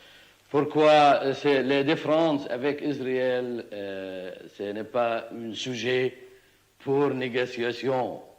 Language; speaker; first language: French; non-native, learner; Arabic